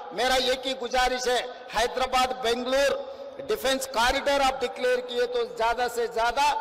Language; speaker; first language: Hindi; non-native, local second language; Telugu